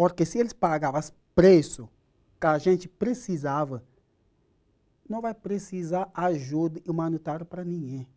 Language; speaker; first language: Portuguese; non-native, learner; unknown